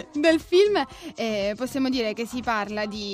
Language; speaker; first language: Italian; native; Italian